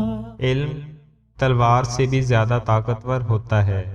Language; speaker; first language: Urdu; native; Urdu